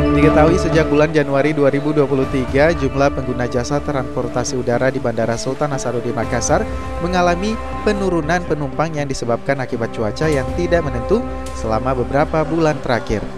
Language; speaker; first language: Indonesian; native; Indonesian